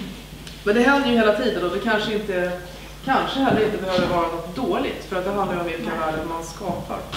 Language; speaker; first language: Swedish; native; Swedish